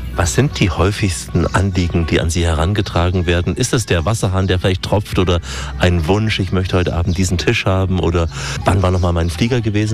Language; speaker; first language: German; native; German